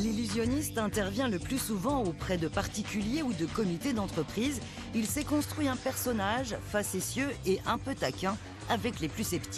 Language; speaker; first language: French; native; French